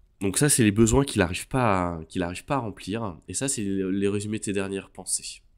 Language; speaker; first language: French; native; French